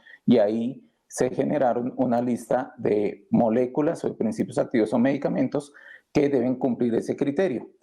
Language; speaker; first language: Spanish; native; Spanish